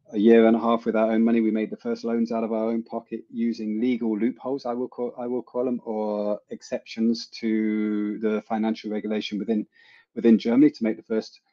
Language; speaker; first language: English; native; English